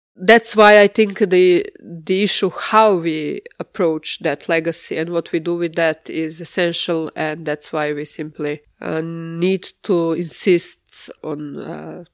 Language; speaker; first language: English; non-native, fluent; Serbian